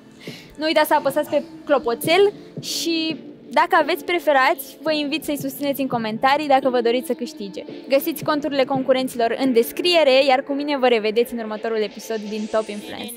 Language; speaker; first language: Romanian; native; Romanian